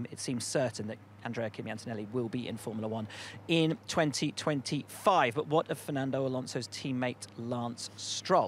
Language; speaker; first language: English; native; English